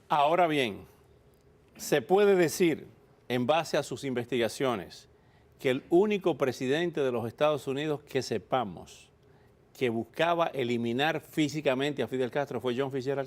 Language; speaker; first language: Spanish; native; Spanish